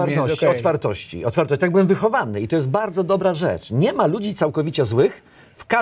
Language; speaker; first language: Polish; native; Polish